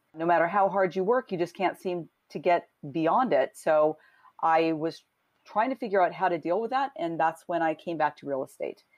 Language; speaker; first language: English; native; English